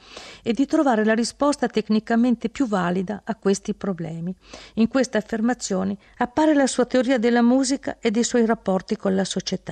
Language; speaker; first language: Italian; native; Italian